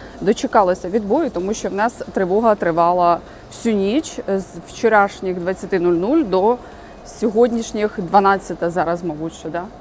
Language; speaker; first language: Ukrainian; native; Ukrainian